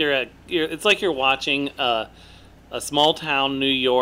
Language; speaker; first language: English; native; English